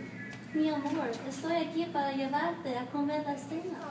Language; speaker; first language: Spanish; non-native, learner; English